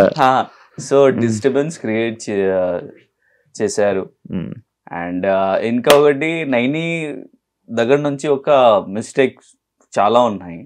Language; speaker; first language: Telugu; non-native, learner; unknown